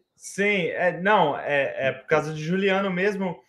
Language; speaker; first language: Portuguese; early bilingual, heritage; English